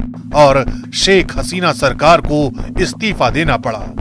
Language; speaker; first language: Hindi; native; Hindi